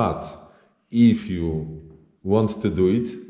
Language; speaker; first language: English; non-native, learner; Polish